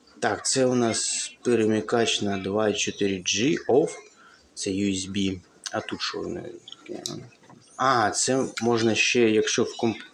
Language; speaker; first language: Ukrainian; non-native, local second language; Russian